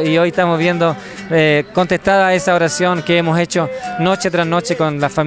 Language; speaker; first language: Spanish; native; Spanish